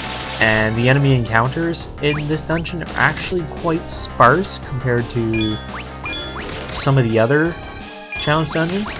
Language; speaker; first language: English; native; English